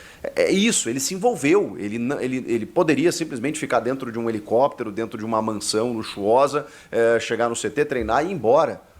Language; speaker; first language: Portuguese; native; Portuguese